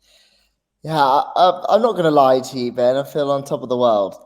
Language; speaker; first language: English; native; English